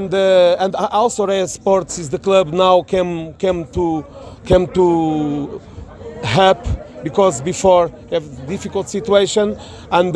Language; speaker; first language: English; non-native, learner; Portuguese